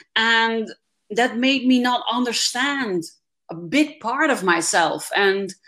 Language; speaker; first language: English; non-native, fluent; Dutch